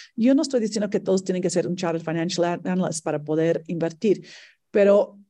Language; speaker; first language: Spanish; non-native, fluent; English